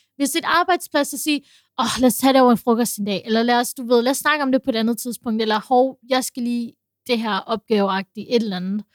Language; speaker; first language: Danish; early bilingual, other home language; Urdu